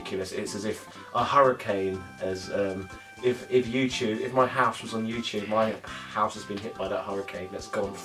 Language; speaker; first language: English; native; English